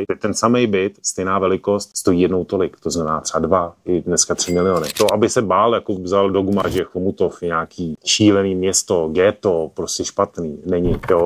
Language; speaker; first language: Czech; native; Czech